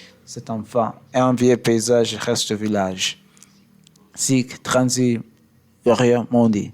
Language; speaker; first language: French; non-native, learner; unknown